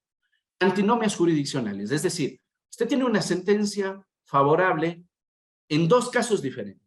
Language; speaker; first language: Spanish; native; Spanish